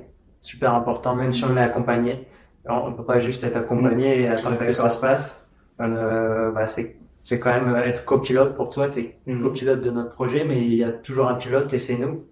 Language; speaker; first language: French; native; French